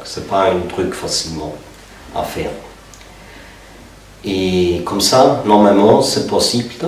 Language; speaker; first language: French; non-native, fluent; German